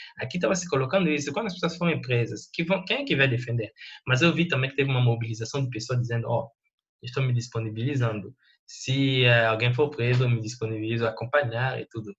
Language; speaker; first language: Portuguese; non-native, fluent; French